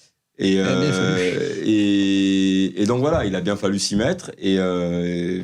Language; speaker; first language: French; native; French